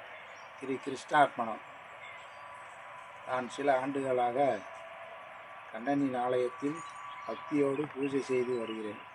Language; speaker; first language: Tamil; native; Tamil